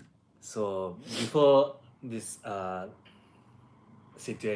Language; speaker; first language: English; non-native, fluent; Japanese